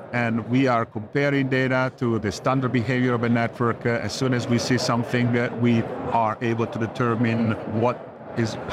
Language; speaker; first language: English; non-native, fluent; Italian